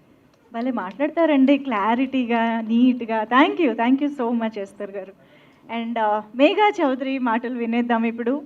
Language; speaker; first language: Telugu; native; Telugu